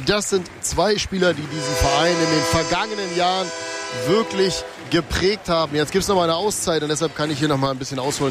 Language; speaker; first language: German; native; German